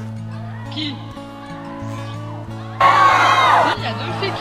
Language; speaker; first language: French; native; French